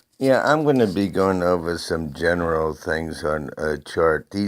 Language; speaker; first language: English; native; English